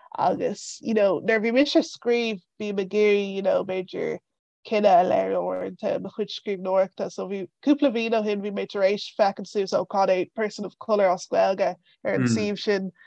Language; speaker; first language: Irish; non-native, local second language; English